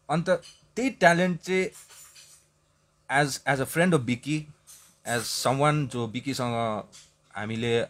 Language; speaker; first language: Nepali; native; Nepali